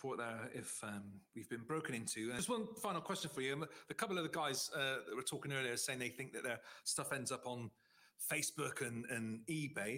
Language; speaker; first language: English; native; English